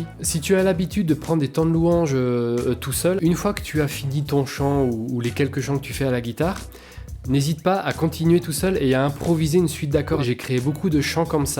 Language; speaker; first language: French; native; French